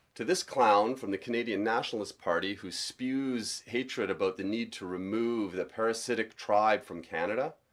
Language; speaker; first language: English; native; English